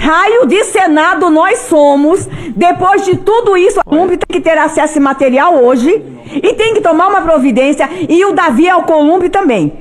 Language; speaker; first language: Portuguese; native; Portuguese